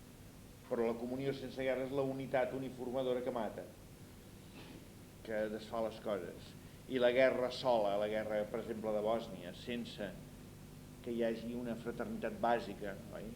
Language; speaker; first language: Catalan; native; Catalan